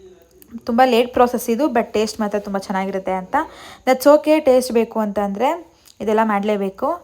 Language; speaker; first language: Kannada; native; Kannada